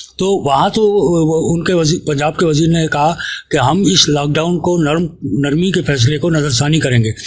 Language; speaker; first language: Urdu; native; Urdu